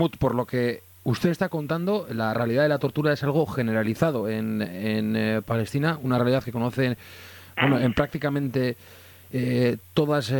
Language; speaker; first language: Spanish; native; Spanish